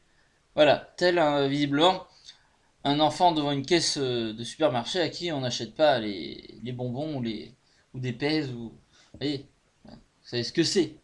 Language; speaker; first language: French; native; French